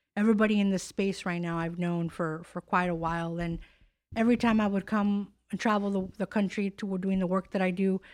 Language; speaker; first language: English; native; English